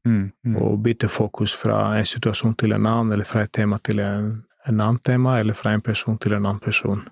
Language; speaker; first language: Norwegian; non-native, fluent; Greek